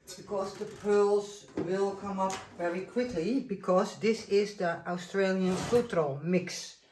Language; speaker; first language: English; non-native, fluent; Dutch